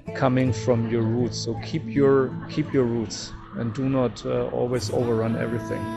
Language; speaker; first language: English; non-native, fluent; German